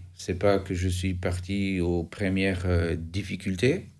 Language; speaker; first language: French; non-native, fluent; Albanian